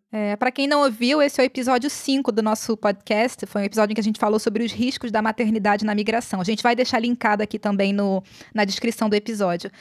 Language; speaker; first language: Portuguese; native; Portuguese